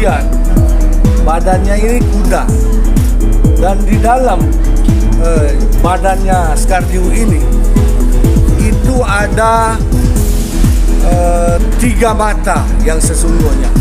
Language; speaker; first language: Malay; non-native, local second language; Sasak